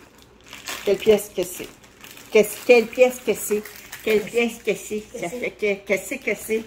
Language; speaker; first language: French; native; French